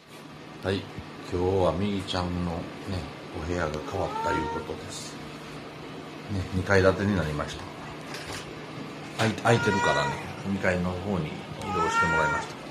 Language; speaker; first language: Japanese; native; Japanese